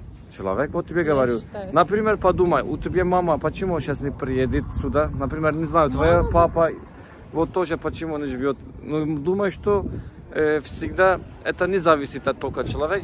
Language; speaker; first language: Russian; non-native, learner; Turkish